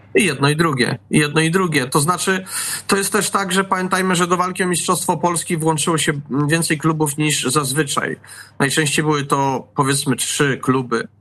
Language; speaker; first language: Polish; native; Polish